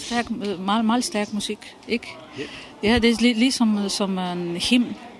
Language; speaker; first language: Danish; non-native, fluent; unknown